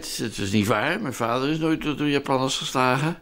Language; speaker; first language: Dutch; native; Dutch